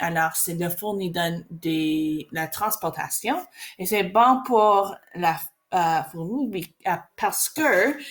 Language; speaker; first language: French; non-native, learner; English